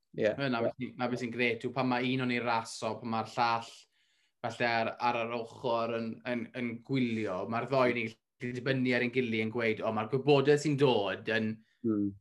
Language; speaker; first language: Welsh; native; Welsh